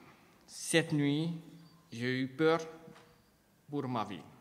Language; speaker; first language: French; non-native, fluent; Hungarian